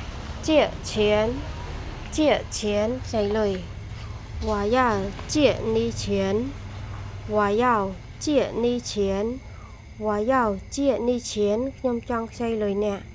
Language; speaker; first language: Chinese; non-native, fluent; Khmer